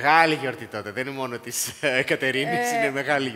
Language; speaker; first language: Greek; native; Greek